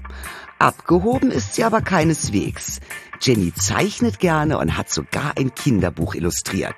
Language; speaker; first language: German; native; German